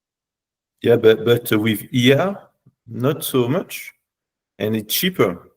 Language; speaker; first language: English; non-native, learner; French